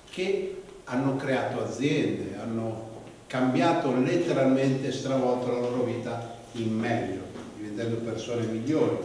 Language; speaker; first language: Italian; native; Italian